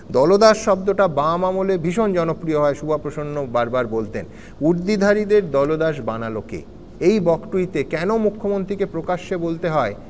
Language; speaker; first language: Bangla; native; Bangla